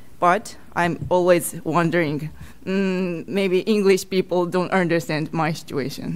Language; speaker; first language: English; non-native, learner; Japanese